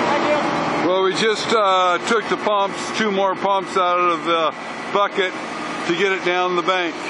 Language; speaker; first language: English; native; English